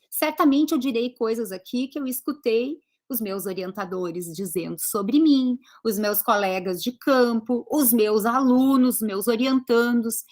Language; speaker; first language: Portuguese; early bilingual, other home language; Greek